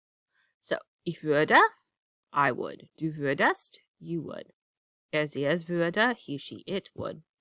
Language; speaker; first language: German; non-native, fluent; English